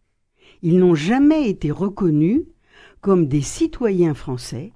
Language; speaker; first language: French; native; French